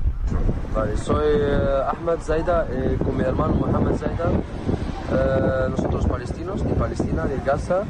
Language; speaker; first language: Spanish; non-native, learner; Arabic